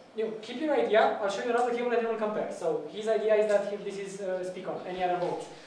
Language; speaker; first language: English; non-native, fluent; Romanian